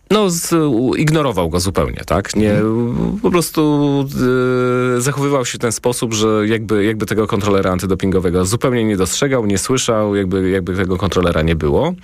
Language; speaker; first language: Polish; native; Polish